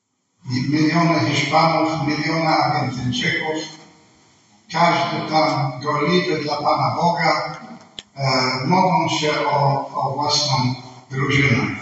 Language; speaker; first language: Polish; non-native, fluent; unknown